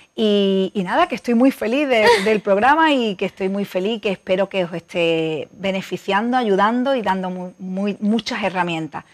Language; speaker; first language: Spanish; native; Spanish